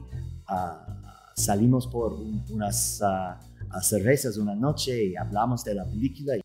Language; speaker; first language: Spanish; non-native, fluent; English